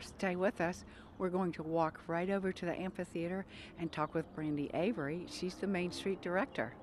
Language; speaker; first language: English; native; English